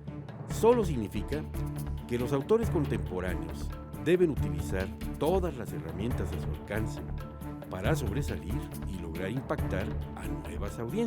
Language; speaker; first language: Spanish; native; Spanish